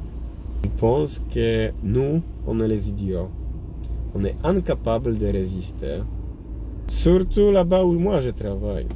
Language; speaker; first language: French; non-native, learner; Polish